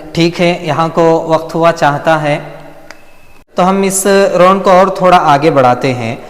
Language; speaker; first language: Urdu; native; Urdu